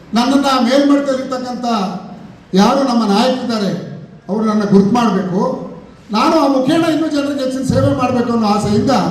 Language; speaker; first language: Kannada; native; Kannada